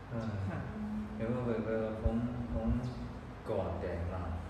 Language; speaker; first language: Thai; non-native, learner; Cantonese